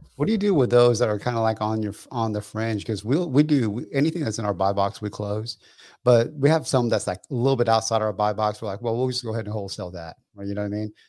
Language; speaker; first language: English; early bilingual, other home language; Vietnamese